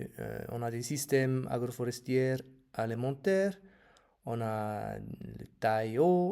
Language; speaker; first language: French; non-native, fluent; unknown